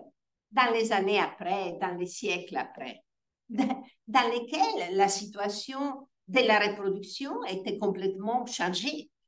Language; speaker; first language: French; non-native, fluent; Italian